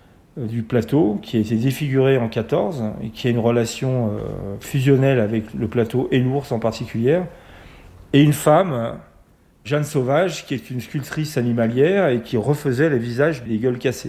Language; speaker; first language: French; native; French